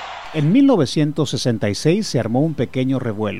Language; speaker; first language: Spanish; native; Spanish